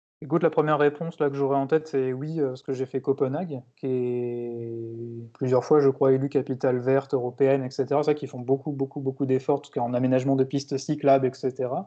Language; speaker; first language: French; native; French